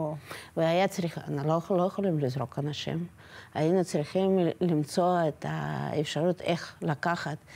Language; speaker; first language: Hebrew; non-native, fluent; Russian